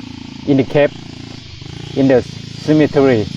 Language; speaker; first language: English; non-native, learner; Thai